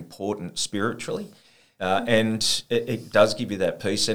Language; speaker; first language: English; native; English